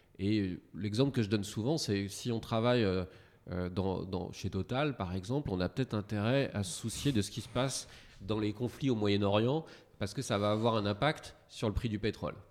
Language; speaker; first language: French; native; French